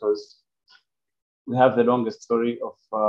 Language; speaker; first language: English; non-native, local second language; Kinyarwanda